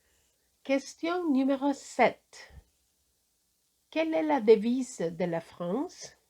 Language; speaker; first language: French; non-native, fluent; Spanish